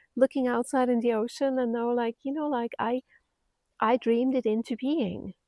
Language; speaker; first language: English; non-native, fluent; German